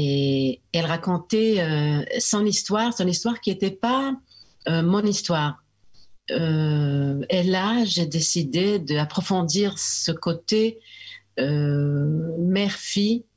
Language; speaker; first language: French; early bilingual, heritage; French